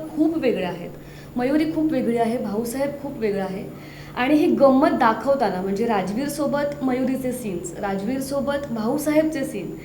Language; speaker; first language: Marathi; native; Marathi